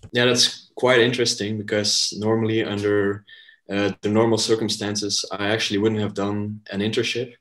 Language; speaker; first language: English; non-native, fluent; Dutch